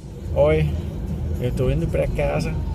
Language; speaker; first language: Portuguese; non-native, learner; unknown